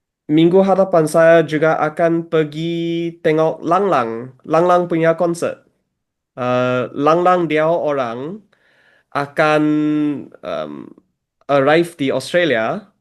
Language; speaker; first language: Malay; early bilingual, heritage; Malay